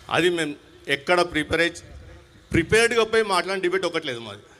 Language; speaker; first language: Telugu; non-native, local second language; Urdu